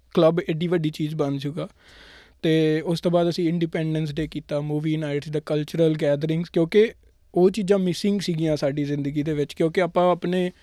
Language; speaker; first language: Punjabi; native; Punjabi